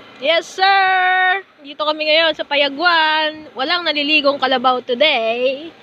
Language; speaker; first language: Filipino; native; Filipino